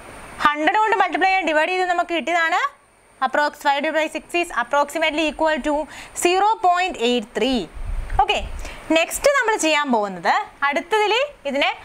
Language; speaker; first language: Malayalam; native; Malayalam